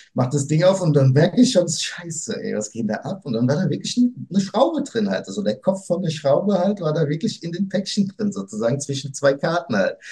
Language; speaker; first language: German; early bilingual, other home language; Portuguese